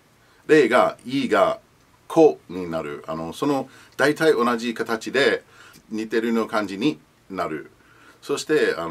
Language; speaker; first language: Japanese; non-native, learner; English